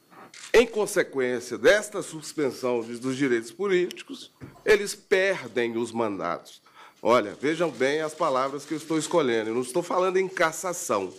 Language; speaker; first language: Portuguese; native; Portuguese